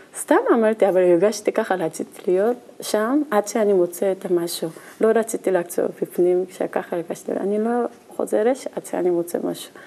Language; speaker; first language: Hebrew; non-native, learner; Korean